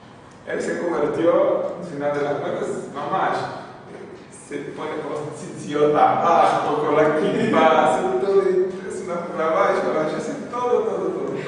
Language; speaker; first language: Spanish; non-native, fluent; Portuguese